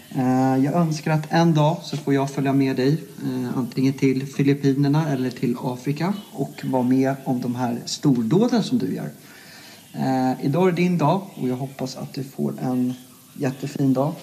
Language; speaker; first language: Swedish; non-native, fluent; Finnish